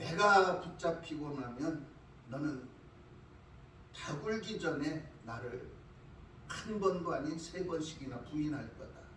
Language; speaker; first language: Korean; native; Korean